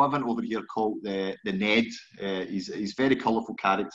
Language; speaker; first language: English; native; English